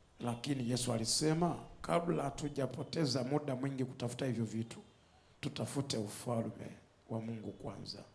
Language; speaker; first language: Swahili; non-native, fluent; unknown